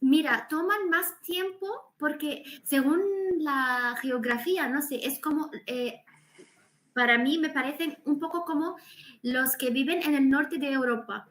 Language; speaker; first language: Spanish; non-native, fluent; Arabic